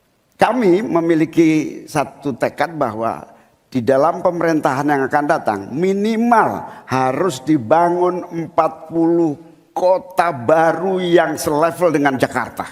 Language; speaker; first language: Indonesian; native; Indonesian